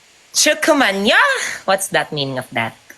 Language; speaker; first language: English; non-native, fluent; Filipino